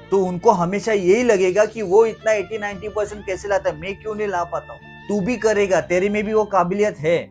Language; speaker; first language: Hindi; non-native, local second language; Marathi